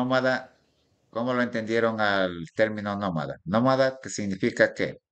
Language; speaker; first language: Spanish; native; Spanish